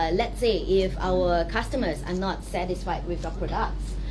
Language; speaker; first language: English; non-native, local second language; Chinese